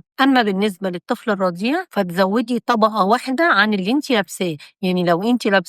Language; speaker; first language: Arabic; native; Arabic